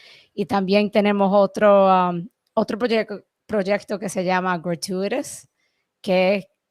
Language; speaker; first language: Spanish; early bilingual, heritage; English